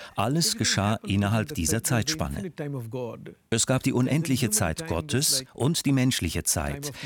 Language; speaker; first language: German; non-native, fluent; Hindi